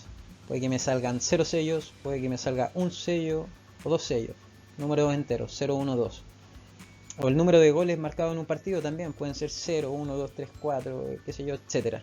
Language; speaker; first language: Spanish; native; Spanish